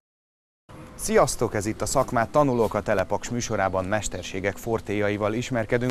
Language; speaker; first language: Hungarian; native; Hungarian